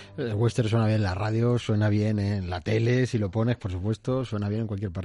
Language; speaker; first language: Spanish; native; Spanish